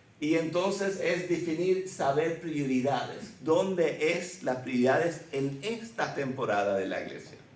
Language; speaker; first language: Spanish; early bilingual, other home language; Swedish